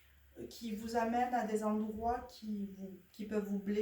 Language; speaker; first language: French; native; French